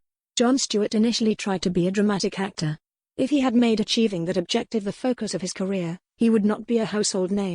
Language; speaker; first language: English; native; English